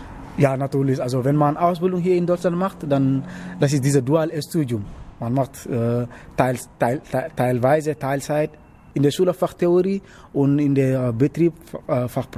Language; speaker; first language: German; non-native, learner; Wolof